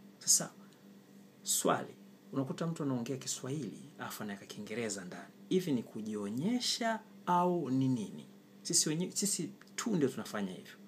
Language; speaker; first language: Swahili; non-native, local second language; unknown